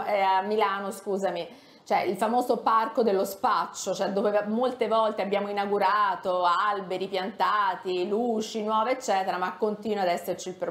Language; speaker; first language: Italian; native; Italian